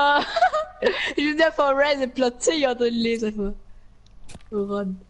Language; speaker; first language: German; non-native, local second language; Luxembourgish